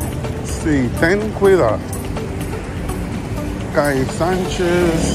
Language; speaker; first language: Spanish; non-native, learner; English